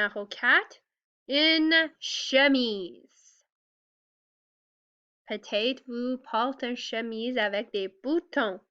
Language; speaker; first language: French; non-native, fluent; English